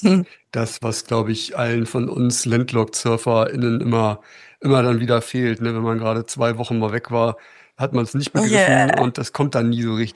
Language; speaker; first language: German; native; German